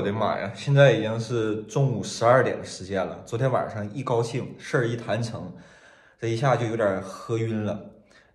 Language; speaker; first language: Chinese; native; Chinese